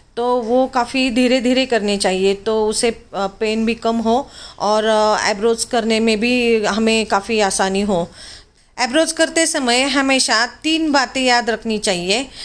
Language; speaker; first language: Hindi; non-native, local second language; Marathi